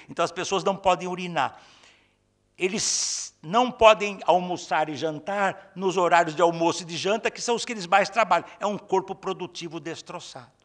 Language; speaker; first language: Portuguese; native; Portuguese